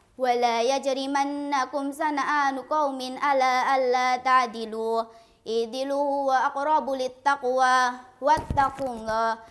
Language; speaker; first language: Arabic; non-native, learner; Indonesian